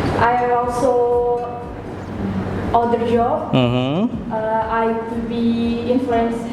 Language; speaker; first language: English; non-native, learner; Indonesian